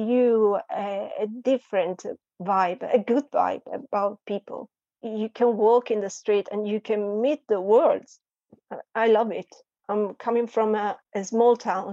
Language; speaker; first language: English; non-native, fluent; Italian